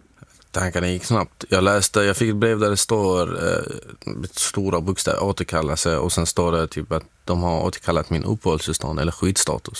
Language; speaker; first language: Swedish; non-native, fluent; Arabic